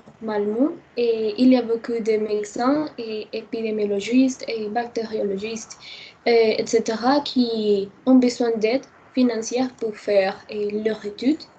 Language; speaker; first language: French; non-native, learner; Spanish